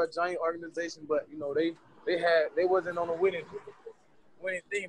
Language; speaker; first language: English; native; English